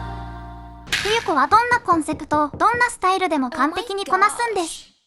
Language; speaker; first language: Japanese; native; Japanese